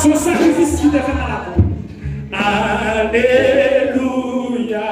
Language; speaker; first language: French; non-native, learner; Haitian Creole